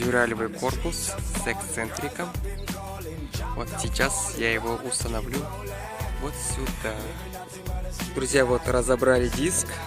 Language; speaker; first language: Russian; non-native, local second language; Kazakh